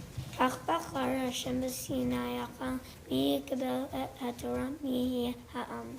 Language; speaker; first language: Hebrew; non-native, learner; English